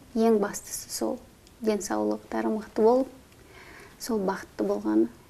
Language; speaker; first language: Kazakh; native; Kazakh